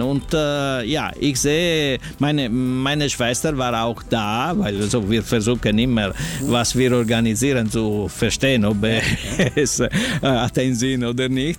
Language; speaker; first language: German; non-native, learner; Italian